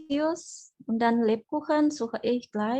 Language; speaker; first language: German; non-native, fluent; Indonesian